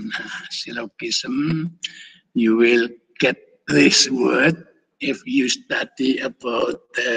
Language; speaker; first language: English; non-native, fluent; Indonesian